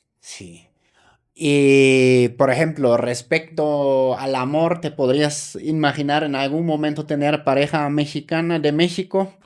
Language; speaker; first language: Spanish; non-native, fluent; German